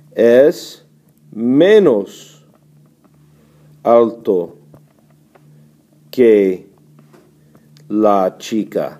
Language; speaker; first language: Spanish; non-native, fluent; English